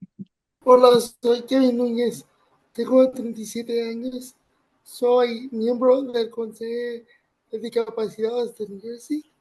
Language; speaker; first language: Spanish; early bilingual, other home language; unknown